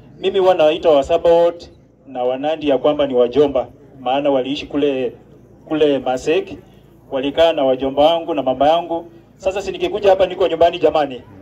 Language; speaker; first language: Swahili; non-native, local second language; Luyia